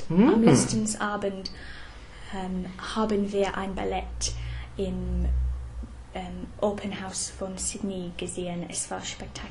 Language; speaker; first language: German; non-native, fluent; English